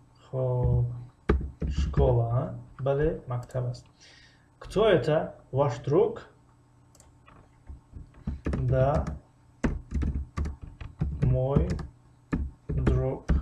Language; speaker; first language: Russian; non-native, fluent; Tajik